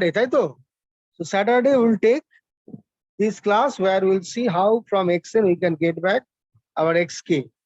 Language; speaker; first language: English; non-native, local second language; Bangla